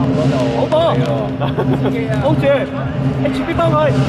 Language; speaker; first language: Chinese; native; Chinese